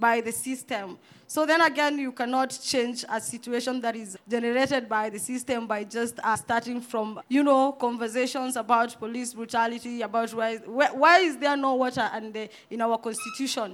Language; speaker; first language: English; non-native, local second language; Swahili